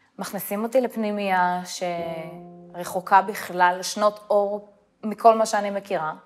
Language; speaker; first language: Hebrew; early bilingual, other home language; Russian